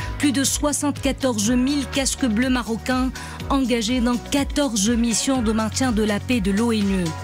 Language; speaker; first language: French; non-native, local second language; Arabic